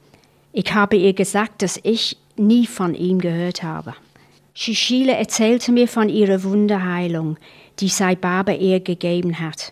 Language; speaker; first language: German; non-native, fluent; English